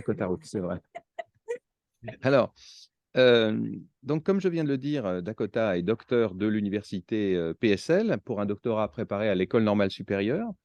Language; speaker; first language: French; native; French